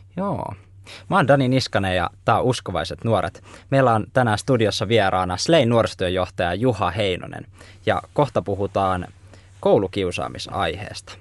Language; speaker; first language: Finnish; native; Finnish